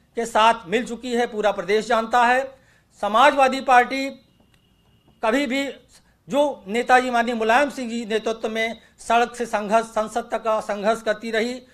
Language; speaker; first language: Hindi; native; Hindi